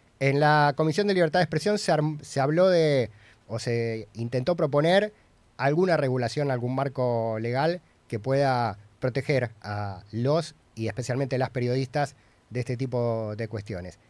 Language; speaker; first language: Spanish; native; Spanish